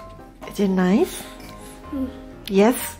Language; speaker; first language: English; non-native, fluent; Korean